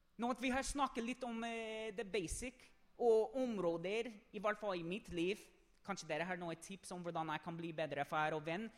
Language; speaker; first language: Norwegian; non-native, fluent; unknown